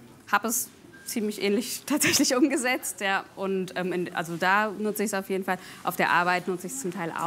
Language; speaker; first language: German; native; German